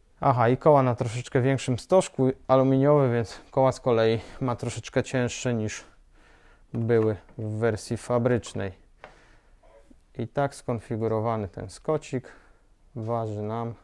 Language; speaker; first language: Polish; native; Polish